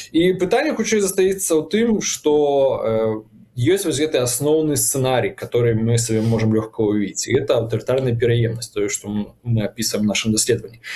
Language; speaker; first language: Belarusian; non-native, local second language; Russian